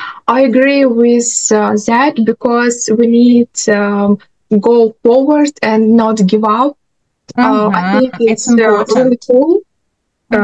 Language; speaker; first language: English; non-native, learner; Russian